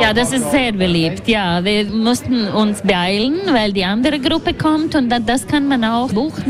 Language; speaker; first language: German; non-native, fluent; Latvian